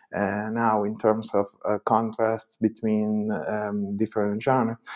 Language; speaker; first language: English; non-native, fluent; Italian